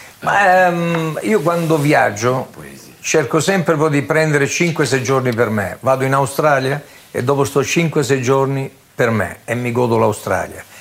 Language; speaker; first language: Italian; native; Italian